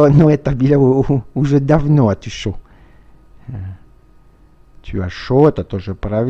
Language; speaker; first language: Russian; non-native, fluent; French